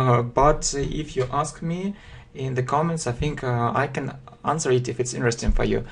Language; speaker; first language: English; non-native, fluent; Russian